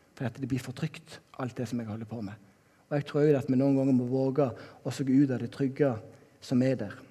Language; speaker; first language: Norwegian; native; Norwegian